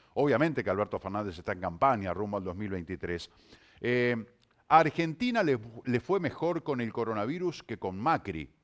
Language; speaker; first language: Spanish; native; Spanish